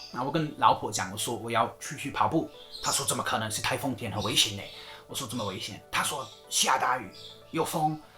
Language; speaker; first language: Chinese; non-native, fluent; English